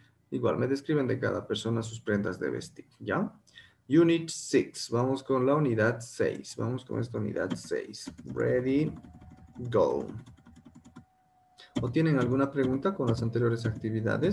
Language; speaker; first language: Spanish; native; Spanish